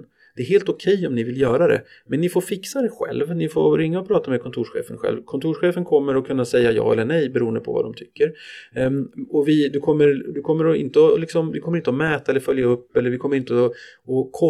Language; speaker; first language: Swedish; native; Swedish